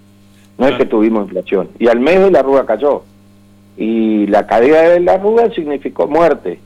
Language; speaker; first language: Spanish; native; Spanish